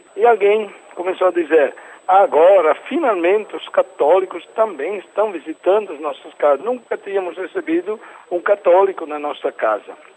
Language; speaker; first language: Portuguese; non-native, fluent; Italian